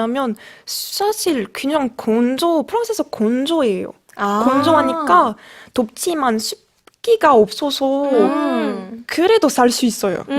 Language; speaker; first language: Korean; non-native, fluent; French